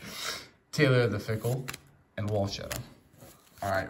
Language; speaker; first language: English; native; English